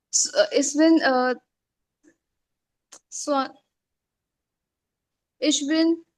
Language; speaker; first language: German; non-native, learner; Hindi